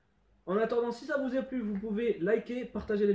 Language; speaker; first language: French; native; French